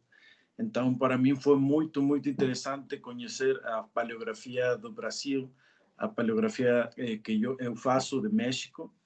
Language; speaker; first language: Portuguese; non-native, learner; Spanish